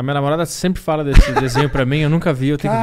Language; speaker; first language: Portuguese; native; Portuguese